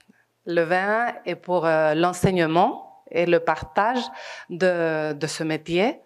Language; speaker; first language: French; non-native, fluent; Spanish